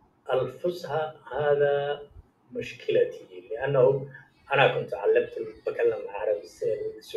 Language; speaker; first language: Arabic; non-native, fluent; Somali